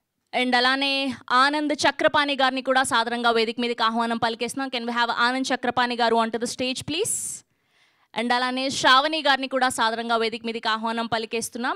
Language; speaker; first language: Telugu; native; Telugu